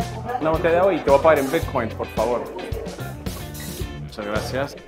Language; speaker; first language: Spanish; native; Spanish